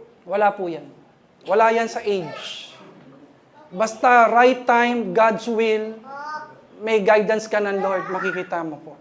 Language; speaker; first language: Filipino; native; Filipino